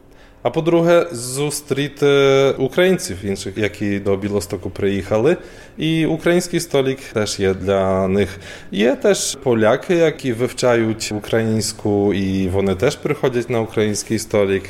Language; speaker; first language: Ukrainian; non-native, fluent; Polish